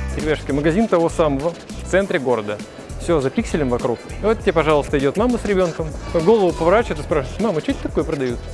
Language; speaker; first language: Russian; native; Russian